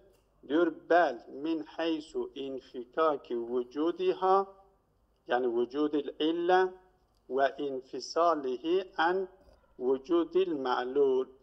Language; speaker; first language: Turkish; native; Turkish